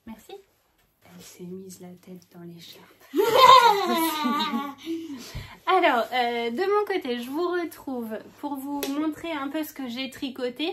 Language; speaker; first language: French; native; French